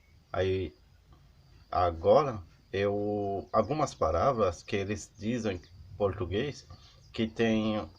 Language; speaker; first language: Portuguese; non-native, learner; Haitian Creole